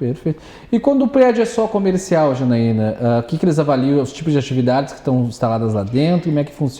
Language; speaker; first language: Portuguese; native; Portuguese